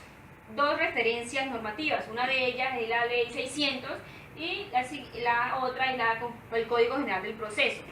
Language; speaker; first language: Spanish; native; Spanish